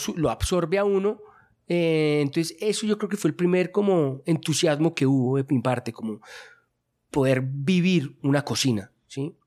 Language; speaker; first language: Spanish; native; Spanish